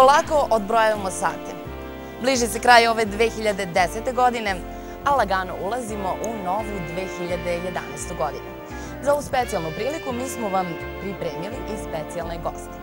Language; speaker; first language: Serbian; native; Serbian